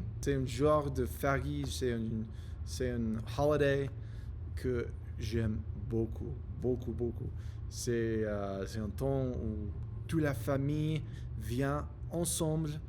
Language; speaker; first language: French; non-native, learner; English